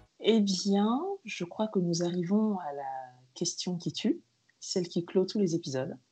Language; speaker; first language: French; native; French